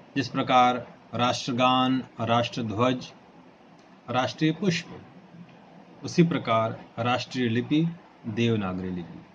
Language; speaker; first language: Hindi; native; Hindi